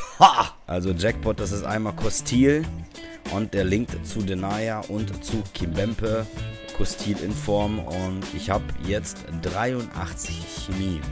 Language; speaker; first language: German; early bilingual, other home language; Russian